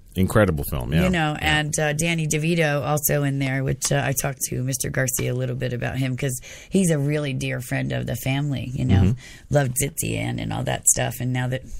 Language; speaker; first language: English; native; English